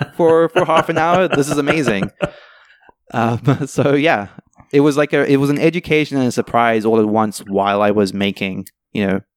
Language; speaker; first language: English; native; English